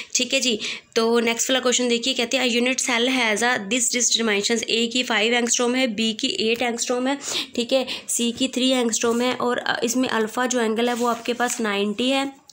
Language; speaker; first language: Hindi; non-native, local second language; Punjabi